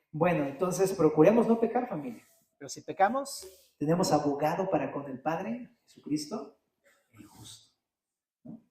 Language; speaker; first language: Spanish; native; Spanish